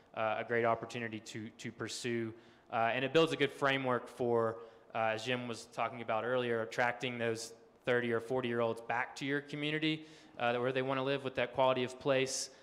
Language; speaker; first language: English; native; English